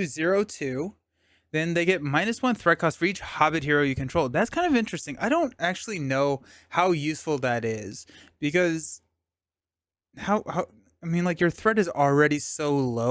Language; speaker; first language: English; native; English